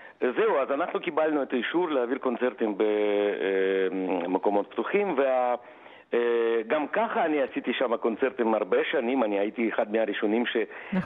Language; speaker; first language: Hebrew; non-native, fluent; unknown